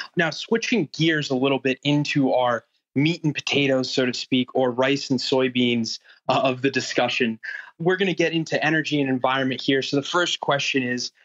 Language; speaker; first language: English; native; English